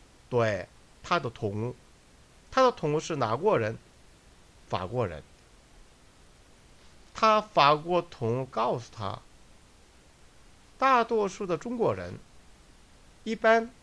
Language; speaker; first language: Chinese; non-native, fluent; Korean